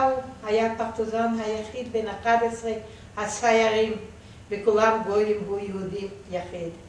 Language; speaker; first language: Hebrew; non-native, fluent; Yiddish